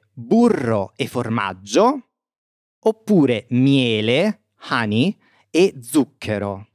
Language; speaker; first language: Italian; native; Italian